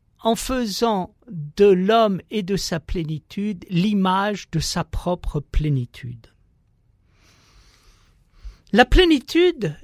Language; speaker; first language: French; native; French